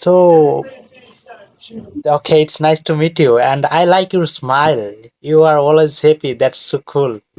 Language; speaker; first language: English; non-native, fluent; Bangla